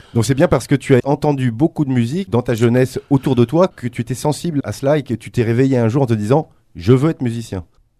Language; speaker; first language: French; native; French